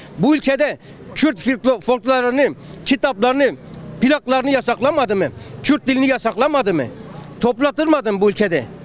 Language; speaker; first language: Turkish; non-native, local second language; Kurdish